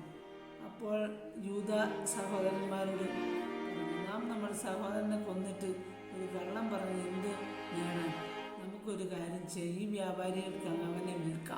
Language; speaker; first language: Malayalam; native; Malayalam